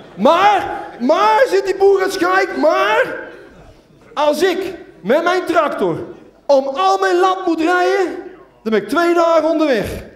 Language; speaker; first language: Dutch; native; Dutch